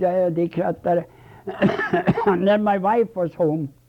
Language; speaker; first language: English; non-native, fluent; Swedish